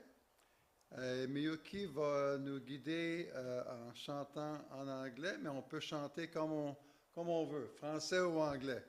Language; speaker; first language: French; native; French